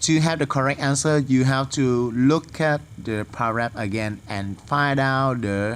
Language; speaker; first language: English; non-native, fluent; Vietnamese